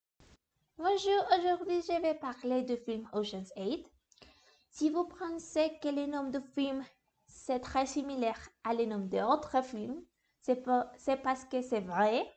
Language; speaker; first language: French; non-native, learner; English